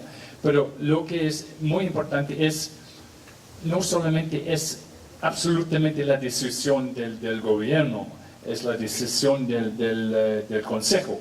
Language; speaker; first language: Spanish; non-native, fluent; English